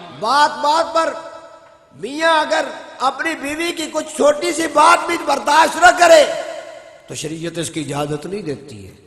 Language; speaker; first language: Urdu; non-native, local second language; Punjabi